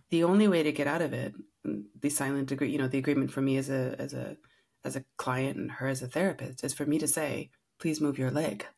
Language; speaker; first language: English; native; English